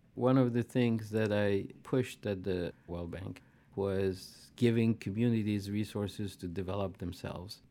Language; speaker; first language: English; non-native, fluent; Arabic